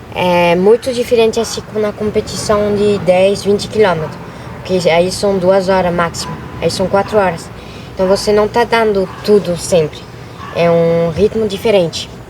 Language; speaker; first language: Portuguese; early bilingual, other home language; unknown